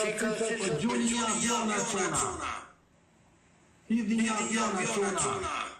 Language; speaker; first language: Italian; non-native, learner; Albanian